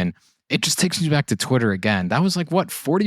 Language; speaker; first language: English; native; English